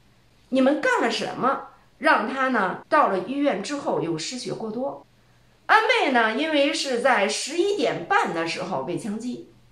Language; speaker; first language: Chinese; native; Chinese